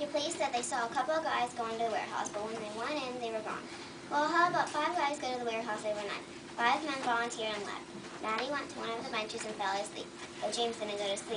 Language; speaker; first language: English; native; English